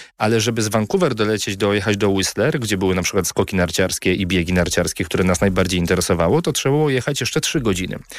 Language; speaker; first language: Polish; native; Polish